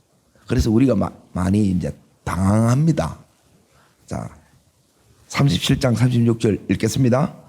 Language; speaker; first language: Korean; native; Korean